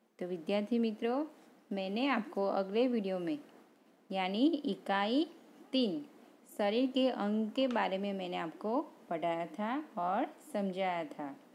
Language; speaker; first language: Hindi; non-native, local second language; Gujarati